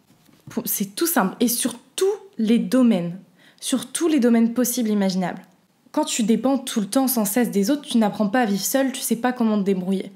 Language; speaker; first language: French; native; French